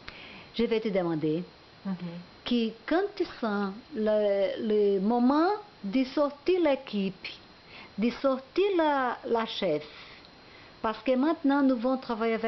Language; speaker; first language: French; non-native, learner; Portuguese